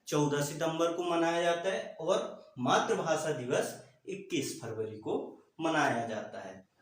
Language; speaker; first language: Hindi; native; Hindi